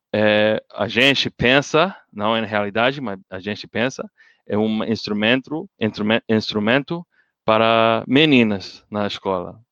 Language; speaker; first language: Portuguese; non-native, learner; English